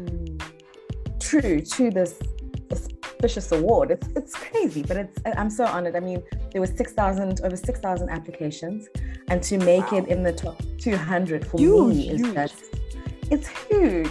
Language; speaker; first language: English; non-native, local second language; Xhosa